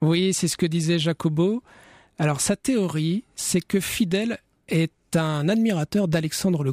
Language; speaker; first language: French; native; French